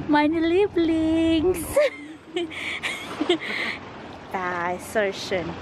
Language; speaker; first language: German; non-native, learner; Cebuano